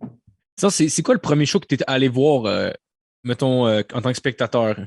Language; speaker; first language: French; native; French